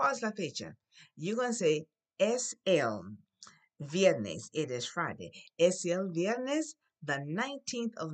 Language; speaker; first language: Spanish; non-native, learner; English